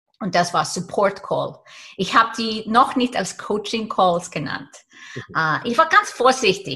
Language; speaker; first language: German; non-native, fluent; Icelandic